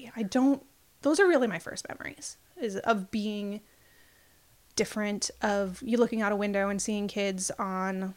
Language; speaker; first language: English; native; English